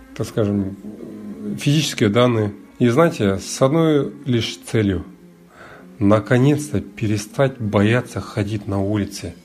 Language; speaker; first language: Russian; early bilingual, other home language; Mongolian